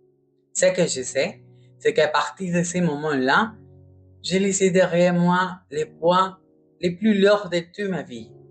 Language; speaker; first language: French; non-native, learner; Spanish